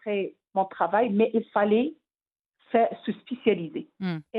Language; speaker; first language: French; non-native, local second language; Arabic